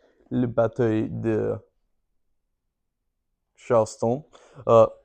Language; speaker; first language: French; non-native, learner; English